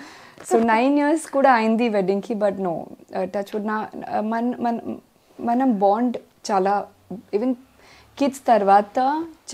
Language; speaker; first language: Telugu; non-native, local second language; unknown